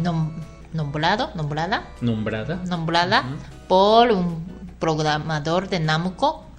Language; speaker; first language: Spanish; non-native, fluent; Japanese